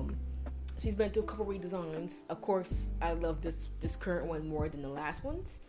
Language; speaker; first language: English; native; English